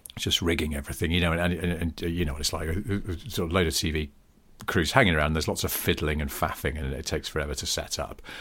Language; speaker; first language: English; native; English